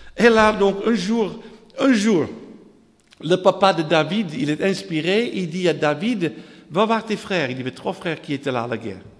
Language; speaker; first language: French; non-native, fluent; Dutch